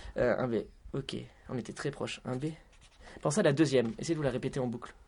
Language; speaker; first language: French; native; French